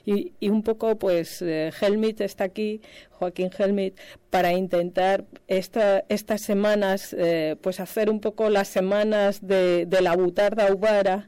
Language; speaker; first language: Spanish; native; Spanish